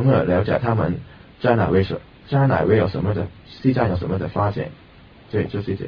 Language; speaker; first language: Chinese; non-native, local second language; Cantonese